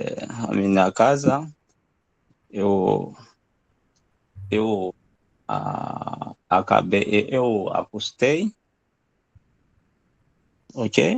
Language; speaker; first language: Portuguese; non-native, learner; Haitian Creole